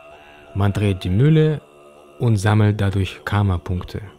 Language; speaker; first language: German; native; German